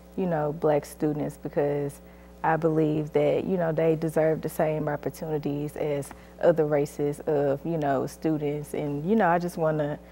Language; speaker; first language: English; native; English